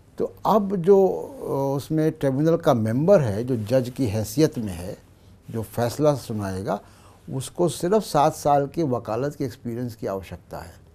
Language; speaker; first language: Hindi; native; Hindi